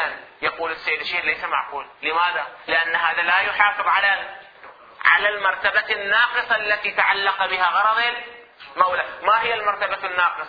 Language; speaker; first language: Arabic; native; Arabic